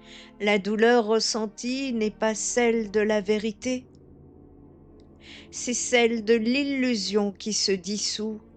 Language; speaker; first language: French; native; French